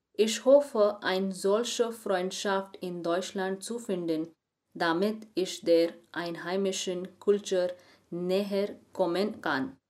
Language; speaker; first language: German; non-native, learner; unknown